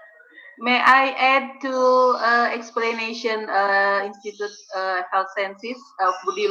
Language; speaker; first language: English; non-native, learner; Indonesian